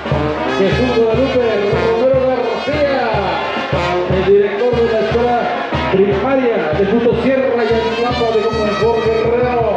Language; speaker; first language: Spanish; native; Spanish